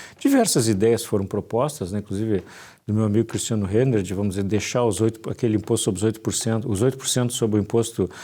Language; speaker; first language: Portuguese; native; Portuguese